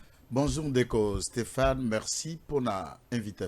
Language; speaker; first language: French; non-native, local second language; Lingala